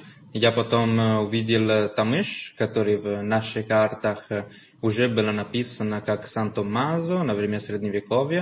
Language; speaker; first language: Russian; non-native, fluent; Italian